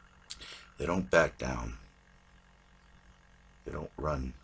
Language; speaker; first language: English; native; English